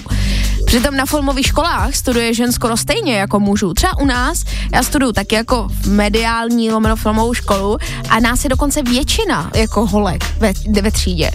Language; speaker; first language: Czech; native; Czech